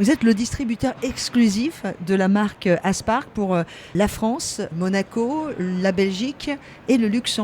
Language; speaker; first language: French; native; French